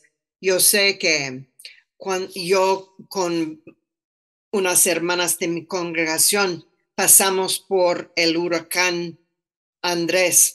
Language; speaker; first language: Spanish; non-native, fluent; English